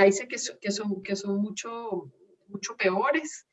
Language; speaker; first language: Spanish; native; Spanish